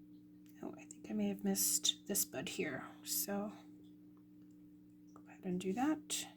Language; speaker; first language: English; native; English